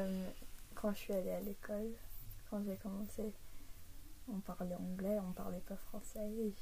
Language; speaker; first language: French; early bilingual, heritage; English